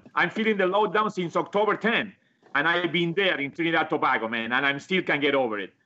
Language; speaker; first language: English; non-native, fluent; Spanish